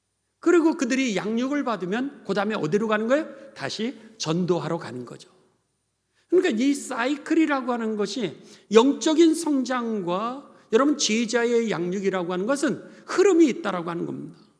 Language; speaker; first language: Korean; native; Korean